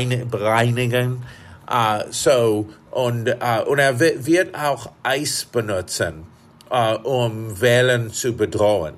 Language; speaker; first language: German; non-native, fluent; English